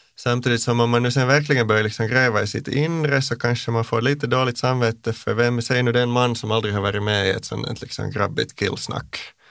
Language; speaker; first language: Swedish; native; Swedish